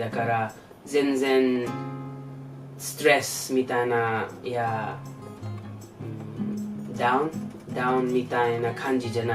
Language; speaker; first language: Japanese; non-native, learner; English